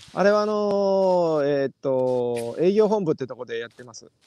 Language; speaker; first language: Japanese; native; Japanese